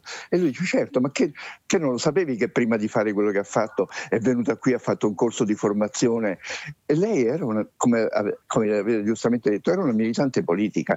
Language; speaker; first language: Italian; native; Italian